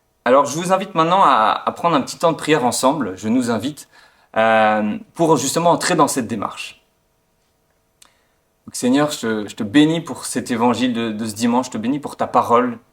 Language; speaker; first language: French; native; French